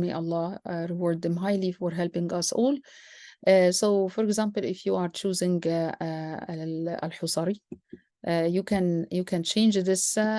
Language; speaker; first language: English; non-native, fluent; Arabic